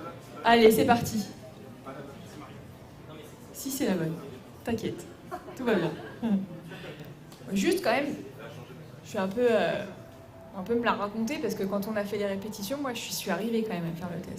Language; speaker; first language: French; native; French